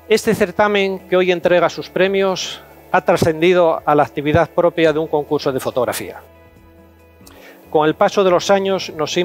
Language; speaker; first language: Spanish; native; Spanish